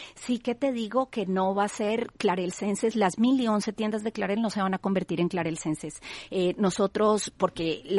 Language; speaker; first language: Spanish; native; Spanish